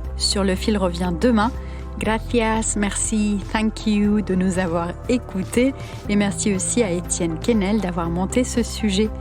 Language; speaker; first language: French; native; French